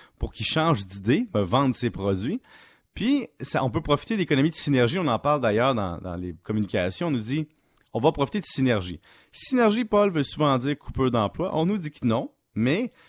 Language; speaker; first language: French; native; French